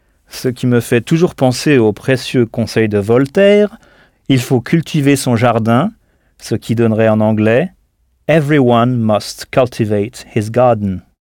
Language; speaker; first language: French; native; French